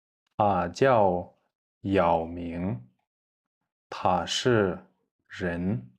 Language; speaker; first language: Chinese; non-native, fluent; Kyrgyz